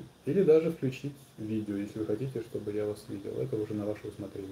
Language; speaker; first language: Russian; native; Russian